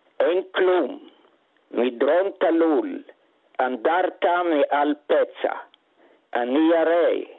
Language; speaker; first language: Hebrew; non-native, fluent; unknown